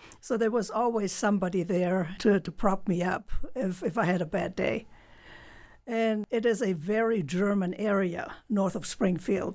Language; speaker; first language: English; non-native, fluent; German